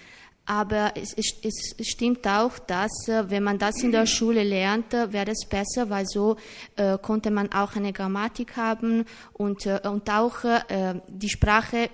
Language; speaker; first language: German; non-native, learner; Italian